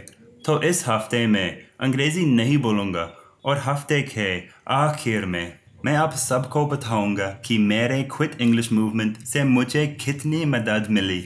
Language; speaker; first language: Hindi; non-native, learner; English